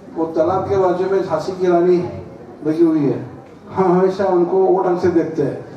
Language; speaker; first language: Hindi; non-native, local second language; Marathi